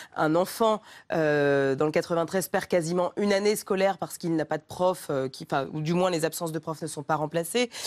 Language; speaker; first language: French; native; French